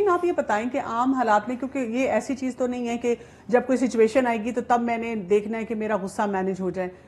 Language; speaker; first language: Hindi; native; Hindi